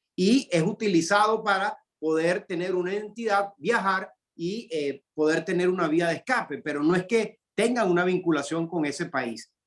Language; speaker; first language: Spanish; native; Spanish